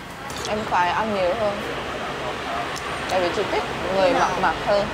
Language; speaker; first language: Vietnamese; non-native, learner; Japanese